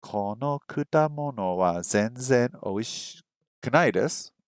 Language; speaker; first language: Japanese; non-native, learner; English